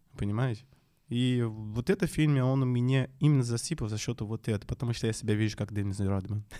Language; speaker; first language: Russian; non-native, fluent; Portuguese